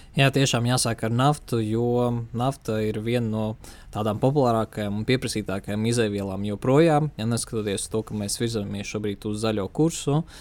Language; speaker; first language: Latvian; non-native, local second language; Russian